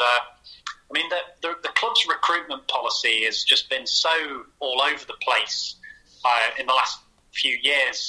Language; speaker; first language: English; native; English